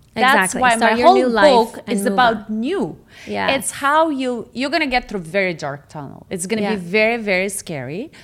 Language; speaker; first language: English; non-native, fluent; Russian